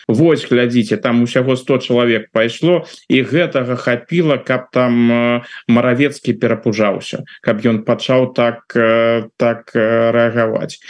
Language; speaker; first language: Belarusian; non-native, local second language; Russian